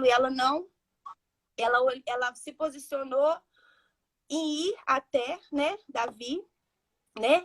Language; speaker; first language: Portuguese; native; Portuguese